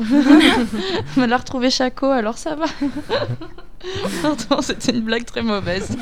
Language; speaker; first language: French; native; French